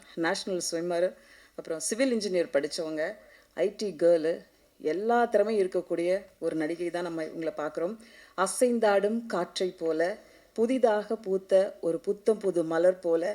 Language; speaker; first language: Tamil; native; Tamil